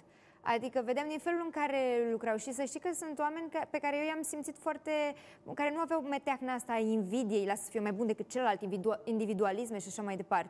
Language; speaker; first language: Romanian; native; Romanian